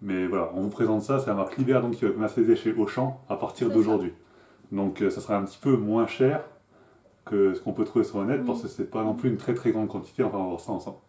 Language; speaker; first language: French; native; French